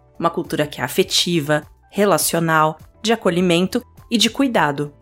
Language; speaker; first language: Portuguese; native; Portuguese